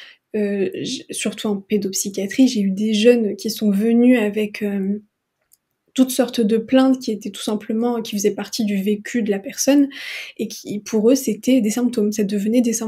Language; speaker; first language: French; non-native, local second language; Arabic